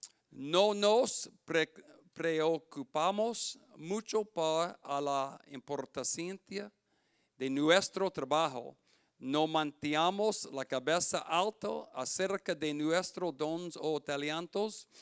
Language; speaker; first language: Spanish; non-native, learner; English